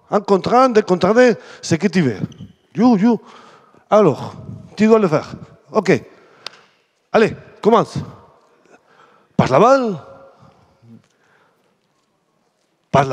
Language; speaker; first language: French; non-native, fluent; Spanish